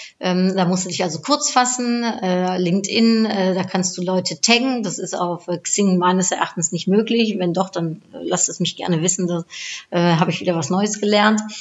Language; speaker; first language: German; non-native, fluent; Dutch